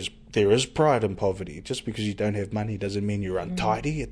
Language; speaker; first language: English; native; English